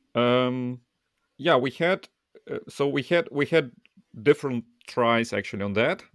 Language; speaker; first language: English; non-native, fluent; Russian